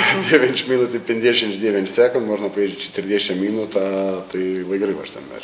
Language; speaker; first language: Polish; non-native, learner; Lithuanian